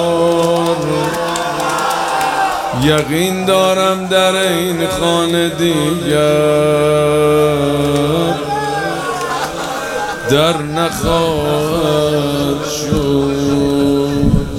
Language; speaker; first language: Persian; native; Persian